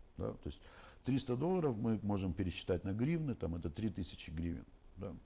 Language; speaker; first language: Russian; native; Russian